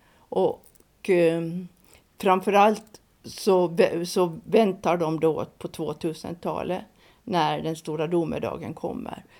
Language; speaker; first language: Swedish; native; Swedish